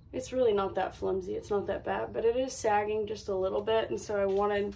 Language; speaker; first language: English; native; English